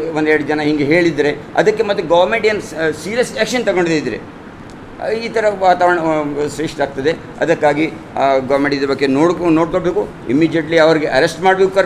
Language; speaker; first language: Kannada; non-native, local second language; Konkani